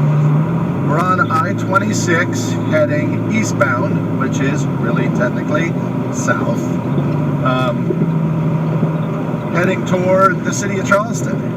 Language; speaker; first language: English; native; English